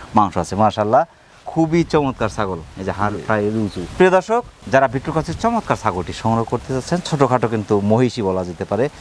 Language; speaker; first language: Bangla; native; Bangla